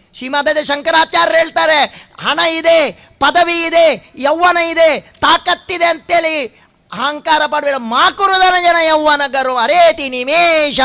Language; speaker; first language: Kannada; non-native, local second language; Tulu